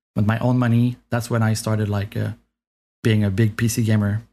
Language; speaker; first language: English; non-native, fluent; French